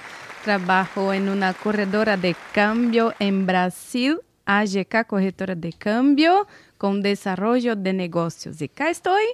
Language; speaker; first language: Spanish; non-native, learner; Portuguese